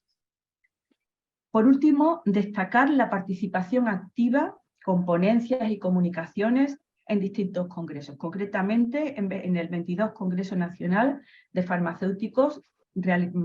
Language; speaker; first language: Spanish; native; Spanish